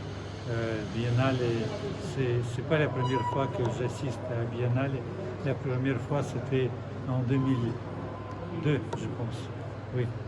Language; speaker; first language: French; non-native, fluent; Russian